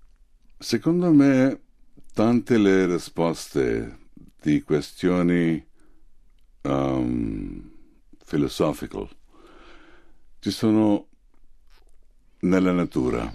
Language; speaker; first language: Italian; non-native, fluent; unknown